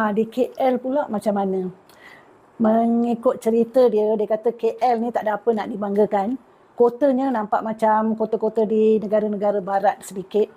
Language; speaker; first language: Malay; native; Malay